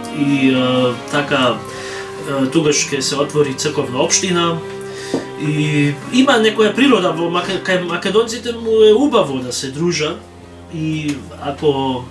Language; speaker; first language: Macedonian; early bilingual, heritage; Macedonian